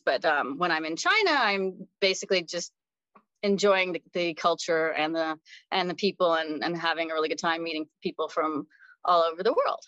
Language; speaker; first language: English; native; English